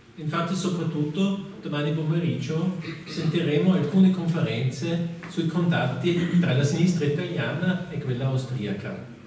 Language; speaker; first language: Italian; non-native, fluent; German